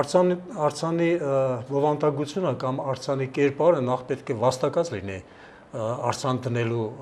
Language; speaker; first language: Armenian; native; Armenian